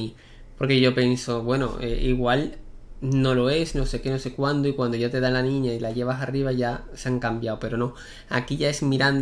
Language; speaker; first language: Spanish; native; Spanish